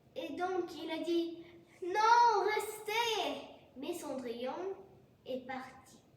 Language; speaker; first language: French; non-native, learner; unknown